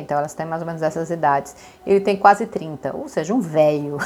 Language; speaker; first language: Portuguese; native; Portuguese